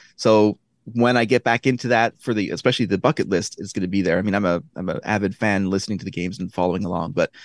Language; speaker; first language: English; native; English